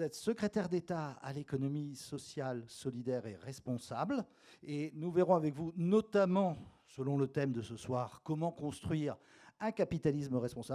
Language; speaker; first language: French; native; French